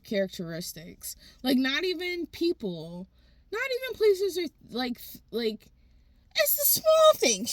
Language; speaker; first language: English; native; English